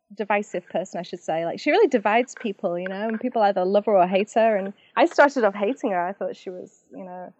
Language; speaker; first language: English; native; English